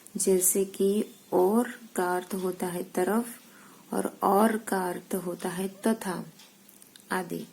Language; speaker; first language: Hindi; non-native, local second language; Gujarati